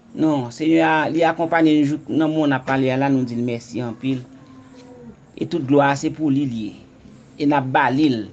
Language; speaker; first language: Haitian Creole; native; Haitian Creole